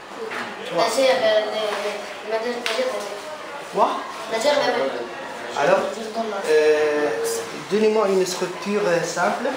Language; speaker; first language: French; non-native, fluent; Arabic